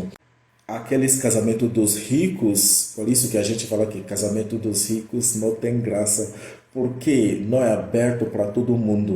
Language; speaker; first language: Portuguese; non-native, fluent; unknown